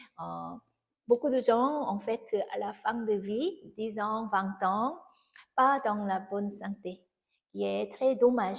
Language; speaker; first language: French; non-native, fluent; Korean